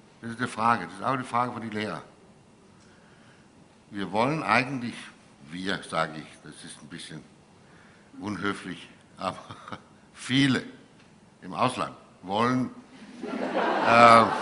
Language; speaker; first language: German; non-native, fluent; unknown